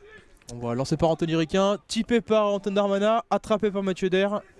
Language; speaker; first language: French; native; French